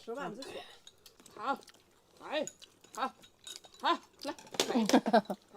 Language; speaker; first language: Chinese; native; Chinese